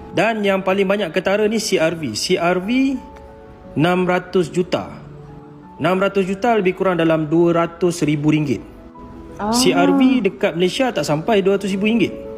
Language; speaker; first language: Malay; native; Malay